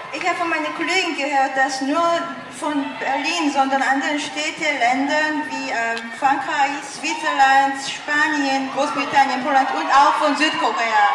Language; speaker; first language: German; non-native, learner; Korean